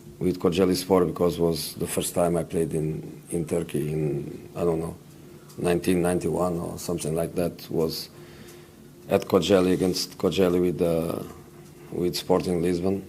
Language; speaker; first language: English; non-native, fluent; Portuguese